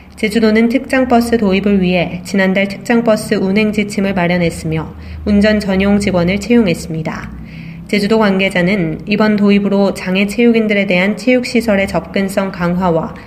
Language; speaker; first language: Korean; native; Korean